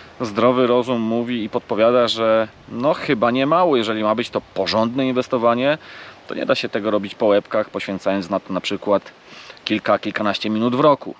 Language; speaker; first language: Polish; native; Polish